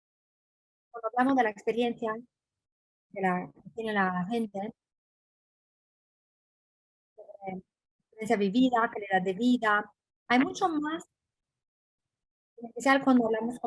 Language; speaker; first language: Spanish; non-native, fluent; English